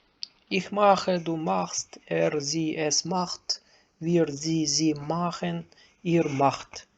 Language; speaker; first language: German; non-native, fluent; Turkmen